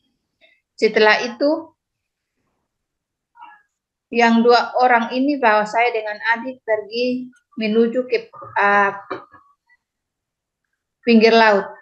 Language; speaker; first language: Indonesian; non-native, local second language; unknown